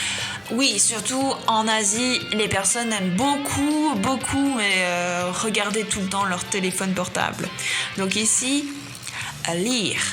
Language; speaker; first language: French; non-native, fluent; Chinese